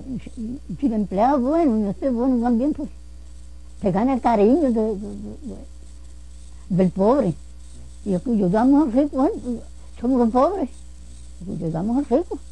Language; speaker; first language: Spanish; native; Spanish